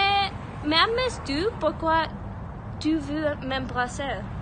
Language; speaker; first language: French; non-native, learner; English